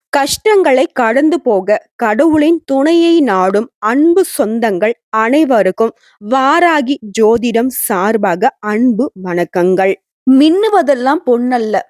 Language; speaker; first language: Tamil; native; Tamil